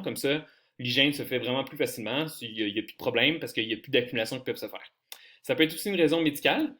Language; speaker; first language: French; native; French